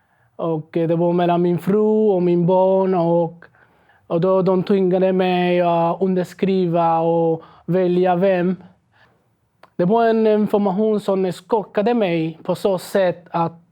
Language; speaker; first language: Swedish; non-native, learner; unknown